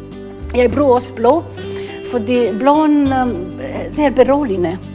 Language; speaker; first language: Danish; non-native, fluent; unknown